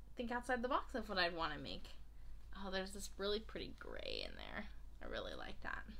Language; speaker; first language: English; native; English